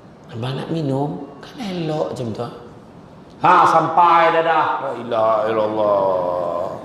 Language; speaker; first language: Malay; native; Malay